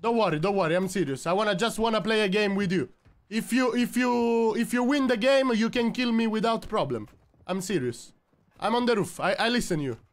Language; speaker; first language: English; non-native, learner; Italian